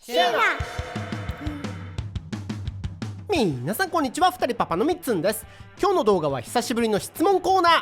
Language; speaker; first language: Japanese; native; Japanese